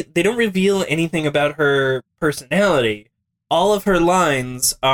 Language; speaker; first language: English; native; English